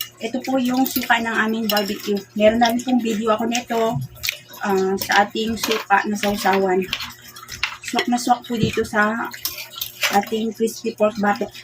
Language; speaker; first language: Filipino; non-native, local second language; Cebuano